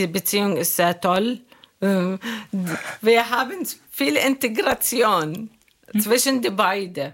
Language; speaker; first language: German; non-native, fluent; Arabic